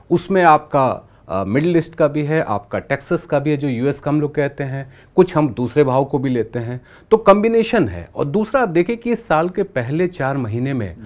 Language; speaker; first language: Hindi; native; Hindi